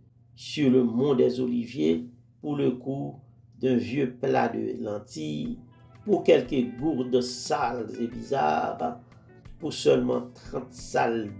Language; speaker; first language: French; non-native, local second language; Haitian Creole